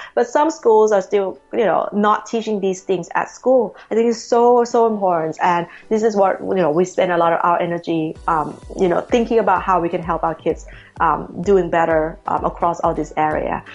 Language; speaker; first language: English; non-native, fluent; Thai